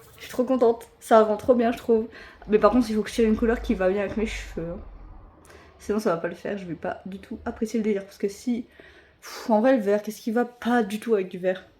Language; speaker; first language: French; native; French